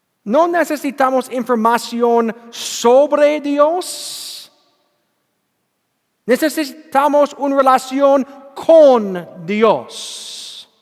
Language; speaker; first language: Spanish; non-native, learner; English